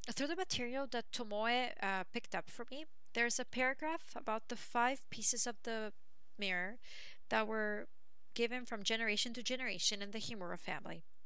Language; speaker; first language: English; early bilingual, other home language; Italian